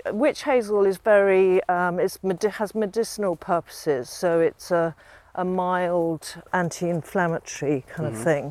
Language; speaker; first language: English; native; English